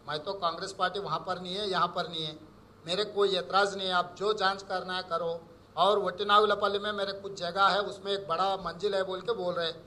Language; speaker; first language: Hindi; non-native, local second language; Telugu